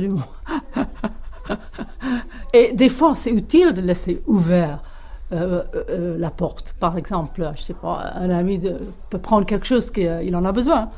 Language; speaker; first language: French; non-native, fluent; English